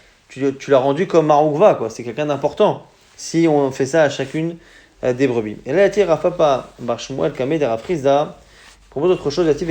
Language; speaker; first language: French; native; French